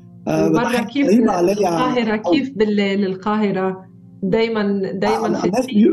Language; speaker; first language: Arabic; native; Arabic